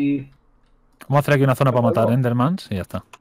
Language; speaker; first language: Spanish; native; Spanish